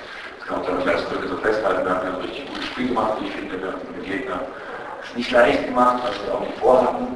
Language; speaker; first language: German; native; German